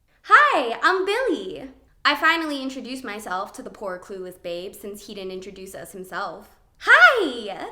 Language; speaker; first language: English; native; English